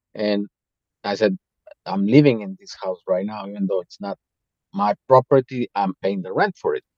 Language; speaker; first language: English; non-native, fluent; Spanish